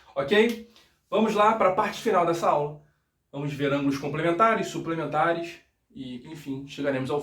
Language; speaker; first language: Portuguese; native; Portuguese